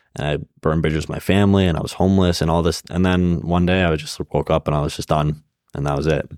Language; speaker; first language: English; native; English